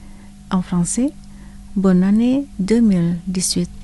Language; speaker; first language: French; non-native, fluent; Indonesian